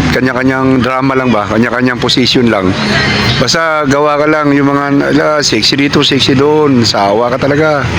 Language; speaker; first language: Filipino; non-native, local second language; Cebuano